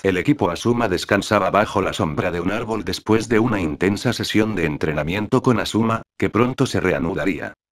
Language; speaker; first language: Spanish; native; Spanish